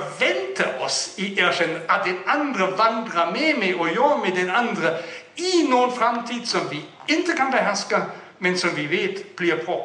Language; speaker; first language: Swedish; non-native, fluent; German